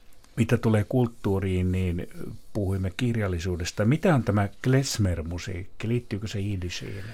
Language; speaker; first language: Finnish; native; Finnish